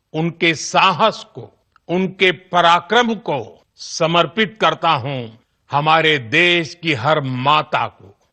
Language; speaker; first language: Hindi; non-native, local second language; Gujarati